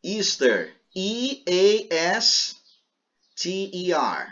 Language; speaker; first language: English; non-native, fluent; Portuguese